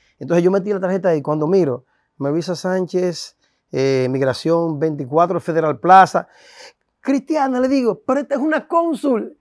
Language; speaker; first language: Spanish; native; Spanish